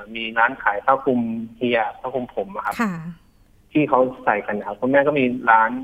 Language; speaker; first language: Thai; native; Thai